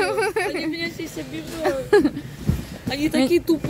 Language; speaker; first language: Russian; early bilingual, heritage; Russian